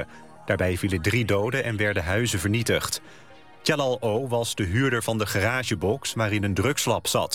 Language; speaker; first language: Dutch; native; Dutch